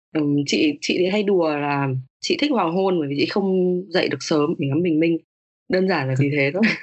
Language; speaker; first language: Vietnamese; native; Vietnamese